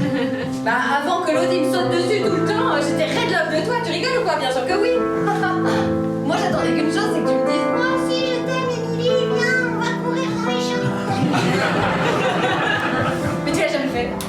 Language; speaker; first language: French; native; French